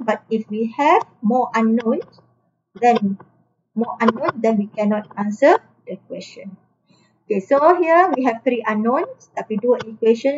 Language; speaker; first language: English; non-native, local second language; Malay